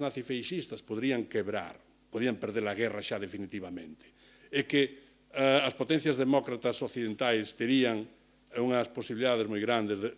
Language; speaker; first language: Galician; native; Galician